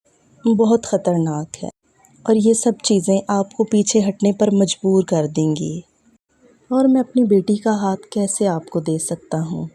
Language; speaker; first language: Urdu; native; Urdu